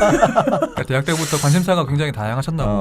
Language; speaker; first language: Korean; native; Korean